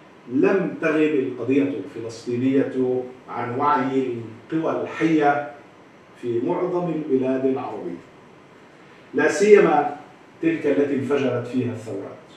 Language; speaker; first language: Arabic; native; Arabic